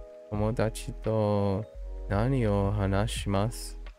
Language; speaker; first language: Japanese; non-native, learner; English